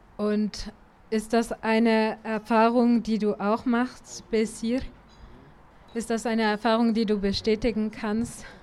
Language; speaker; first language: German; native; German